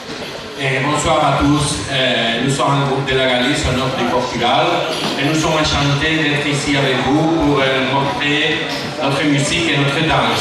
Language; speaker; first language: French; non-native, learner; Galician